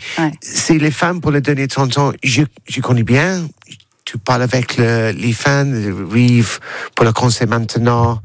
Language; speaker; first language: French; non-native, learner; English